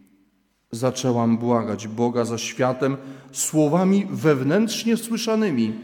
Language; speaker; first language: Polish; native; Polish